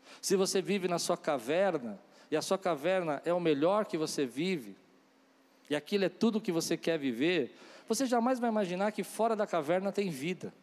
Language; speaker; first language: Portuguese; native; Portuguese